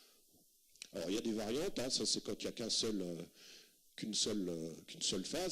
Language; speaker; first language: French; native; French